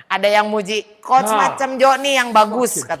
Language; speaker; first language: Indonesian; native; Indonesian